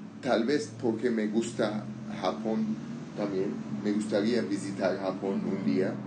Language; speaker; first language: Spanish; non-native, learner; Armenian